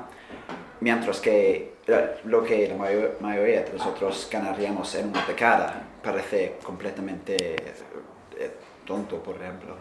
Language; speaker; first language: Spanish; non-native, fluent; English